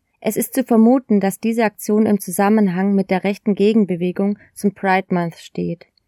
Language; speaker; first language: German; native; German